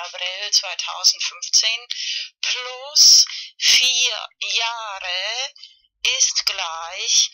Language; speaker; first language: German; non-native, learner; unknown